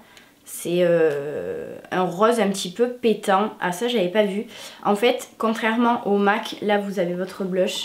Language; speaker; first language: French; native; French